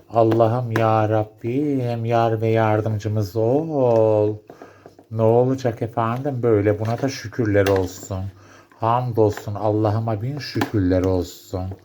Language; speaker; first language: Turkish; native; Turkish